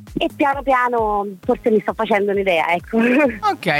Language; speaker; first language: Italian; native; Italian